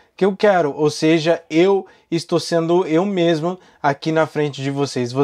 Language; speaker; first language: Portuguese; non-native, fluent; English